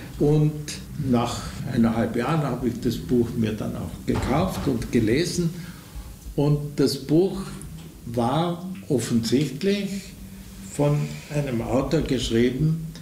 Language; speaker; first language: German; native; German